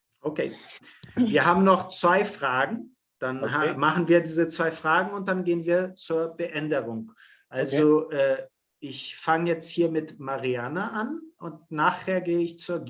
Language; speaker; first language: German; non-native, fluent; Portuguese